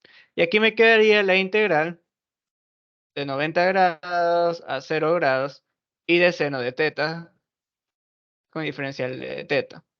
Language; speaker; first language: Spanish; native; Spanish